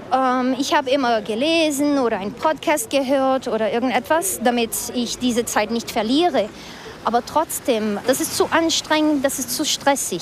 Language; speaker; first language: German; non-native, fluent; Portuguese